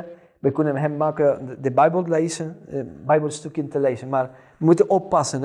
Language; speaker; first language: Dutch; non-native, fluent; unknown